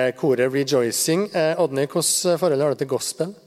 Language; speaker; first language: Norwegian; native; Norwegian